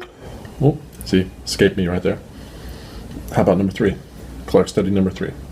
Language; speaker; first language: English; native; English